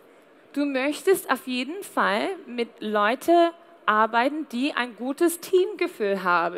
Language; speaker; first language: German; non-native, fluent; English